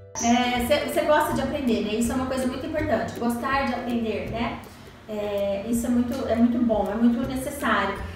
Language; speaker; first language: Portuguese; native; Portuguese